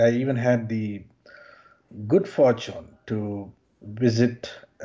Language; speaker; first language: English; non-native, local second language; Tamil